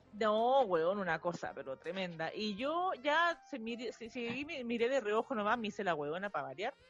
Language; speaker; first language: Spanish; native; Spanish